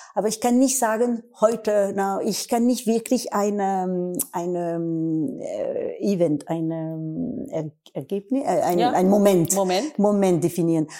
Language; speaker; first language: German; non-native, learner; French